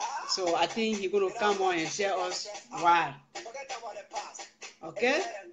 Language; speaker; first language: English; non-native, local second language; Mandingo